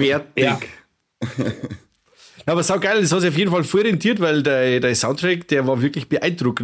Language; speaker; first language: German; native; German